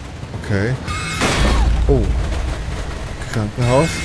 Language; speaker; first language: German; native; German